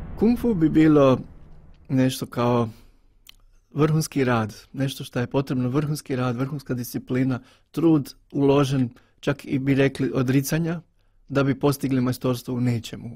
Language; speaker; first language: Bosnian; native; Bosnian